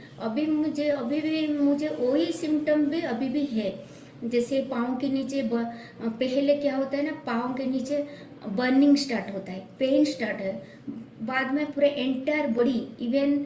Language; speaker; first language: Hindi; non-native, local second language; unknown